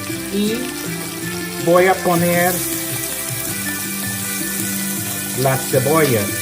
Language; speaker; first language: Spanish; non-native, learner; English